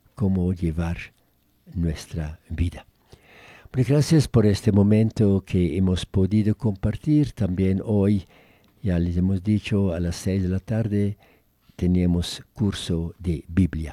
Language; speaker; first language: Spanish; non-native, fluent; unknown